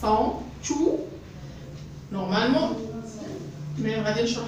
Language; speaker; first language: French; non-native, local second language; Arabic